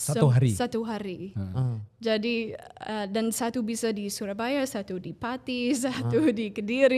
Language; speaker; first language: Indonesian; non-native, fluent; English